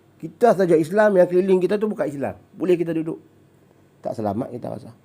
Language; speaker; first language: Malay; native; Malay